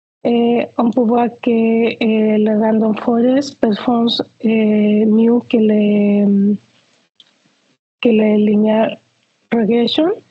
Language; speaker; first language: French; non-native, fluent; Spanish